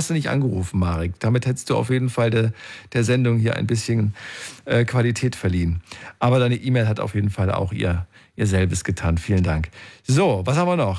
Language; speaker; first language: German; native; German